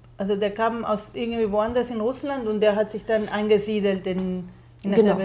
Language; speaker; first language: German; non-native, fluent; Spanish